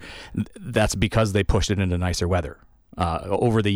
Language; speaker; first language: English; native; English